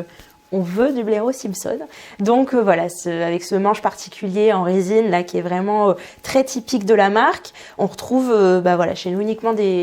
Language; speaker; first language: French; native; French